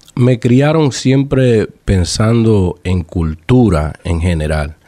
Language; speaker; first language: Spanish; early bilingual, heritage; Spanish